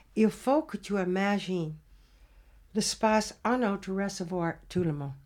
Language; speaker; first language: French; non-native, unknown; English